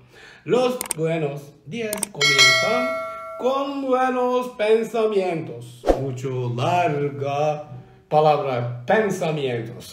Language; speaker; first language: Spanish; non-native, learner; Turkish